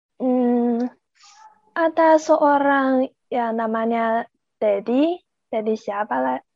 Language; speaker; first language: Indonesian; non-native, learner; Chinese